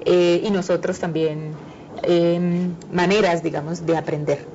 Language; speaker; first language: Spanish; native; Spanish